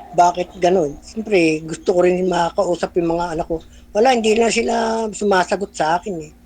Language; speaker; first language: Filipino; native; Filipino